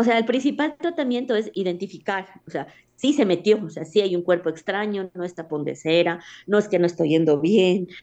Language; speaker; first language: Spanish; native; Spanish